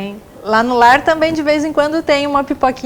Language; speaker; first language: Portuguese; native; Portuguese